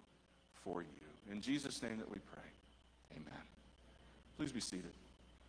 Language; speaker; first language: English; native; English